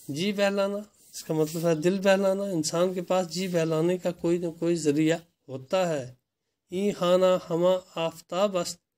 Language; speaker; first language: Urdu; non-native, local second language; Kashmiri